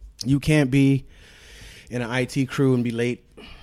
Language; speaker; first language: English; non-native, local second language; Shona